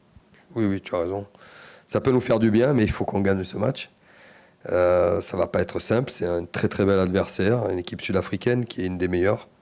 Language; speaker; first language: French; native; French